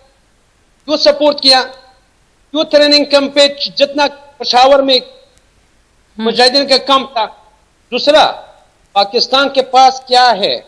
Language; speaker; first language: Hindi; non-native, fluent; Persian